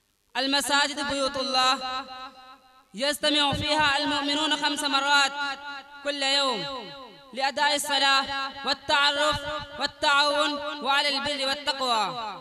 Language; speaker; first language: Arabic; non-native, learner; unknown